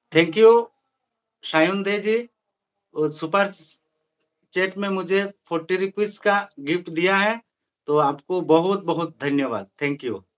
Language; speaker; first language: Hindi; non-native, local second language; Bangla